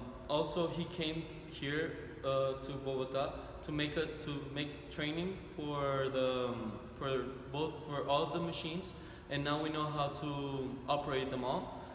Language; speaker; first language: English; non-native, fluent; Spanish